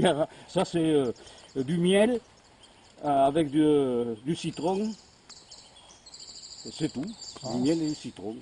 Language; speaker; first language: French; native; French